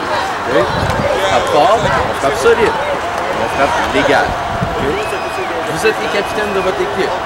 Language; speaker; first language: French; native; French